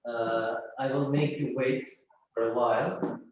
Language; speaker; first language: English; non-native, fluent; Turkish